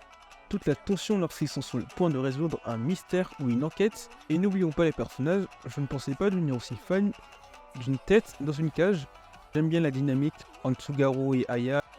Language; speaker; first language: French; native; French